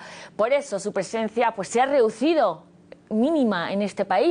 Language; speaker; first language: Spanish; native; Spanish